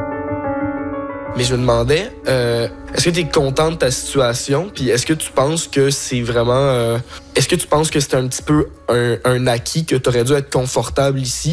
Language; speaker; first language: French; native; French